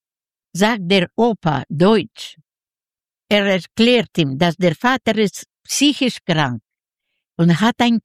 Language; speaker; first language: German; non-native, learner; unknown